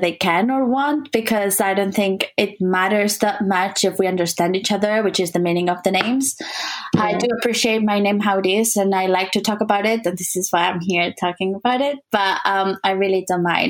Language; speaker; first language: English; non-native, fluent; Spanish